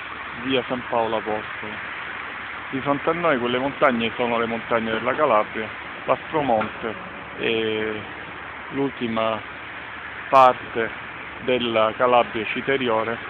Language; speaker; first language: Italian; native; Italian